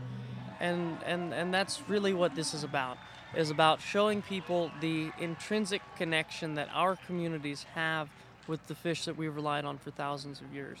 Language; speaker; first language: English; native; English